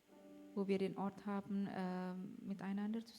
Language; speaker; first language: German; non-native, fluent; Indonesian